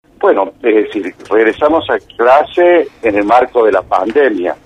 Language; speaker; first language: Spanish; native; Spanish